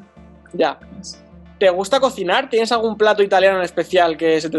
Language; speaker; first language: Spanish; native; Spanish